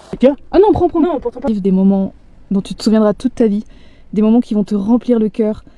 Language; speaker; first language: French; native; French